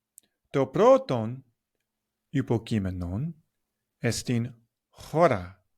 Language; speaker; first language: Greek; non-native, learner; English